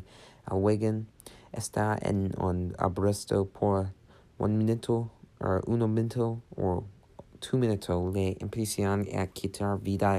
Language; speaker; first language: Spanish; non-native, learner; English